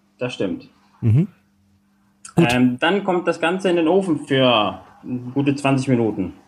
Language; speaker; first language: German; non-native, fluent; Spanish